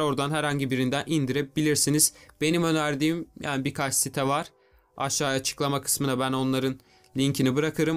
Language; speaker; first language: Turkish; native; Turkish